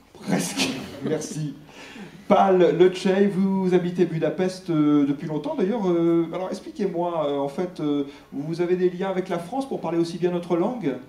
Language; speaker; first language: French; native; French